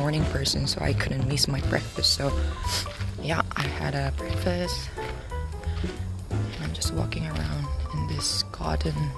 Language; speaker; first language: English; non-native, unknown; Korean